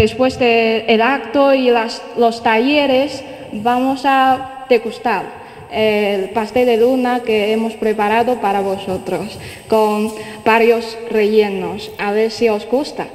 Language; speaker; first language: Spanish; non-native, fluent; Chinese